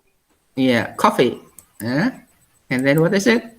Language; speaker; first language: English; non-native, learner; Indonesian